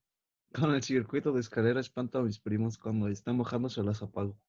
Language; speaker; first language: Spanish; native; Spanish